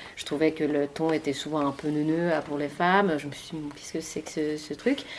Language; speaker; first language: French; non-native, fluent; Finnish